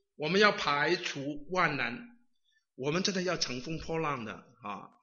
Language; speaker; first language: Chinese; non-native, local second language; Cantonese